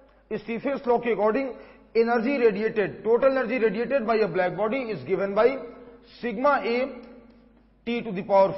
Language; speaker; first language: Hindi; native; Hindi